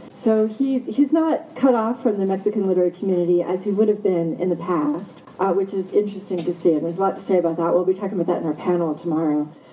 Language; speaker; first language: English; native; English